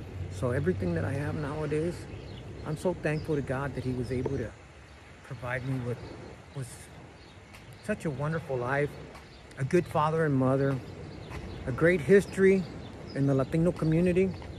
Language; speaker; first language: English; early bilingual, other home language; Spanish